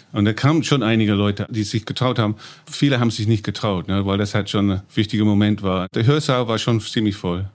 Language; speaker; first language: German; non-native, fluent; English